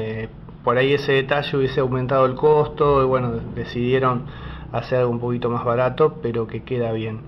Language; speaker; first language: Spanish; native; Spanish